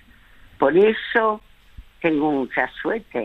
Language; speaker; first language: Spanish; early bilingual, other home language; French